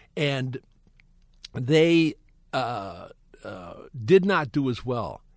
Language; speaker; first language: English; native; English